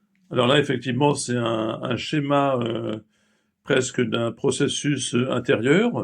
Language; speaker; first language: French; native; French